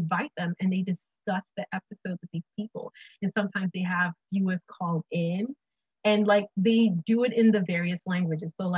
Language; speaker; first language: English; non-native, local second language; Akan